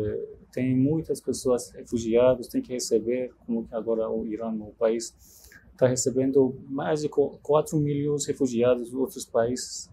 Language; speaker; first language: Portuguese; non-native, learner; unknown